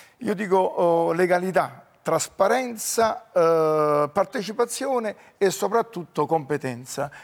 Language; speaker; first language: Italian; native; Italian